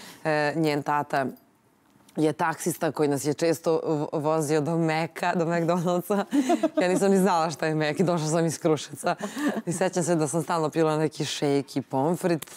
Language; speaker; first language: Serbian; native; Serbian